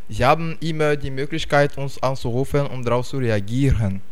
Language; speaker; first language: German; non-native, fluent; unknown